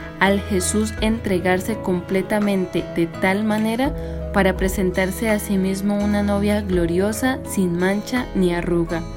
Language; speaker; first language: Spanish; native; Spanish